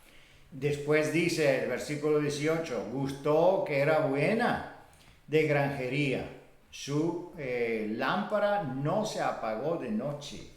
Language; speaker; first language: Spanish; non-native, fluent; Bulgarian